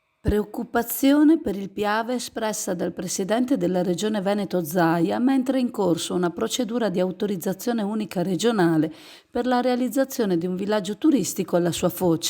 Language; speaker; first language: Italian; native; Italian